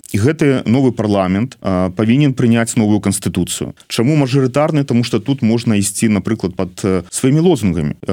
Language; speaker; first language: Belarusian; non-native, local second language; Russian